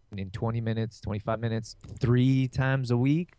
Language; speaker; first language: English; native; English